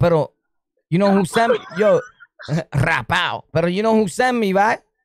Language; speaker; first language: English; early bilingual, other home language; Spanish